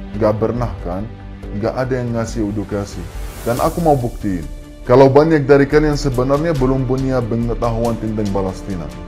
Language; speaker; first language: Indonesian; non-native, fluent; Arabic